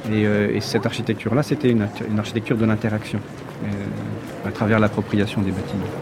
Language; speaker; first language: French; native; French